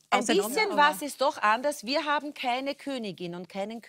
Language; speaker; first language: German; native; German